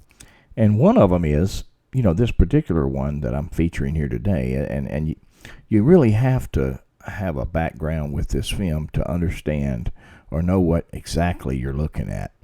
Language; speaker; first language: English; native; English